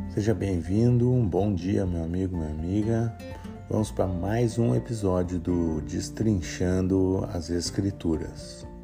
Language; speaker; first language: Portuguese; native; Portuguese